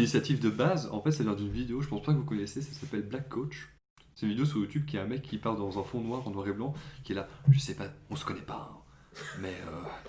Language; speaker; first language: French; native; French